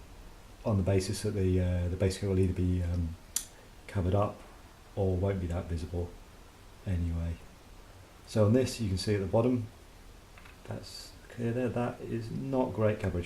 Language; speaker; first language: English; native; English